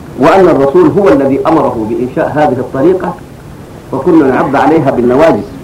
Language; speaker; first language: Arabic; native; Arabic